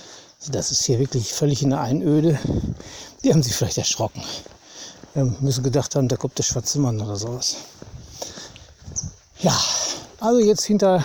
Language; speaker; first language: German; native; German